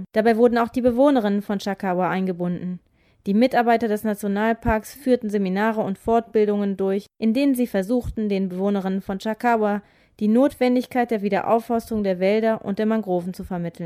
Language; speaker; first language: German; native; German